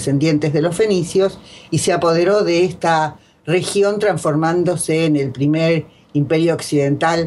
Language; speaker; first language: Spanish; native; Spanish